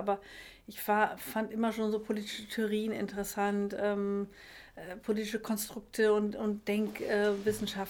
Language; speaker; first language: German; native; German